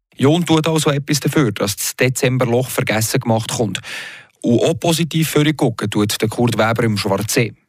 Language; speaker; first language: German; native; German